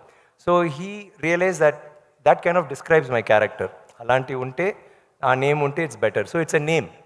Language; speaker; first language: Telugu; non-native, learner; Tamil